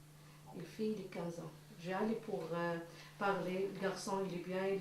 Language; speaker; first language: French; non-native, learner; Arabic